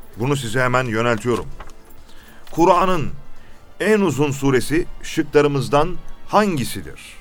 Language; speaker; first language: Turkish; native; Turkish